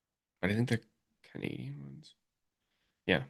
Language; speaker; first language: English; native; English